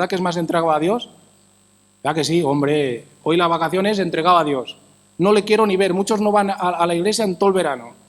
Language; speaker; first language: Spanish; native; Spanish